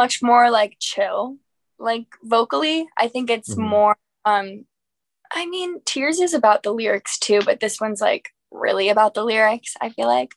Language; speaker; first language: English; native; English